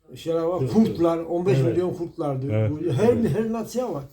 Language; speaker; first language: Turkish; early bilingual, heritage; Turkish